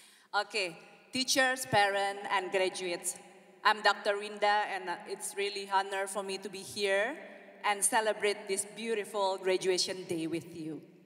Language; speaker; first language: English; non-native, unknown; Indonesian